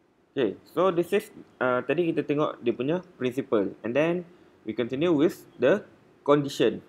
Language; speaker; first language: English; non-native, local second language; Malay